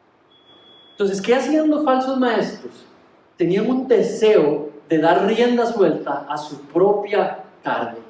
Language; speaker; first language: Spanish; native; Spanish